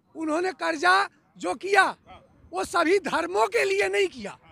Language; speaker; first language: Hindi; native; Hindi